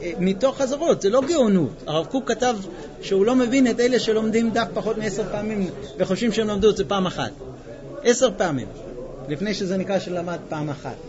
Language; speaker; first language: Hebrew; non-native, fluent; English